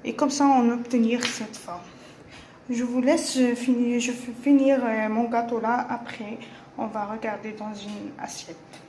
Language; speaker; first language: French; non-native, local second language; Arabic